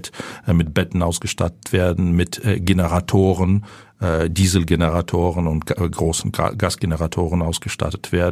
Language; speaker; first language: German; non-native, fluent; Ukrainian